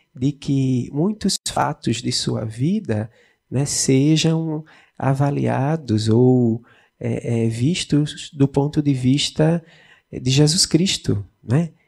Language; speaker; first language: Portuguese; native; Portuguese